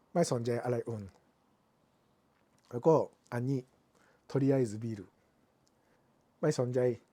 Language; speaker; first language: Thai; non-native, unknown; Japanese